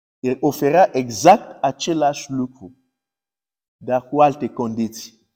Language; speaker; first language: Romanian; early bilingual, heritage; Romanian